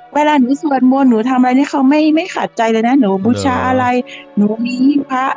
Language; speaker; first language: Thai; native; Thai